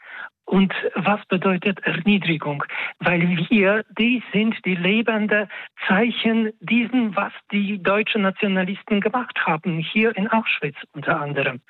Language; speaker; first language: German; non-native, fluent; Polish